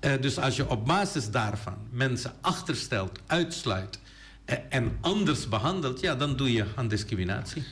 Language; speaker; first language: Dutch; native; Dutch